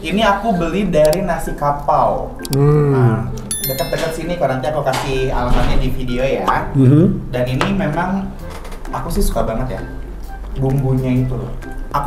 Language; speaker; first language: Indonesian; native; Indonesian